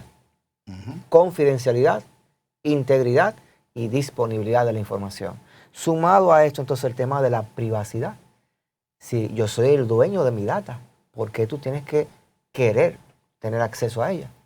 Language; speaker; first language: Spanish; native; Spanish